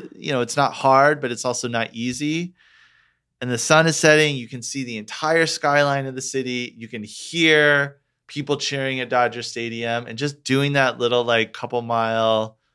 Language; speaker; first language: English; native; English